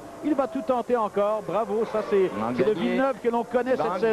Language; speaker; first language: French; native; French